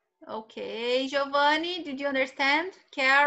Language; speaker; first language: English; non-native, fluent; Portuguese